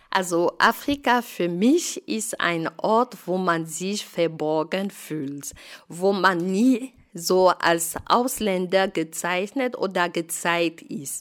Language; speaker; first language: German; non-native, fluent; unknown